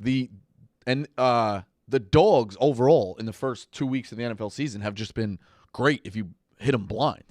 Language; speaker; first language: English; native; English